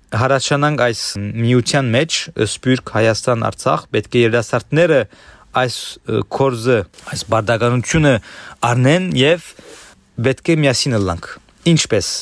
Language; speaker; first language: Armenian; early bilingual, heritage; Armenian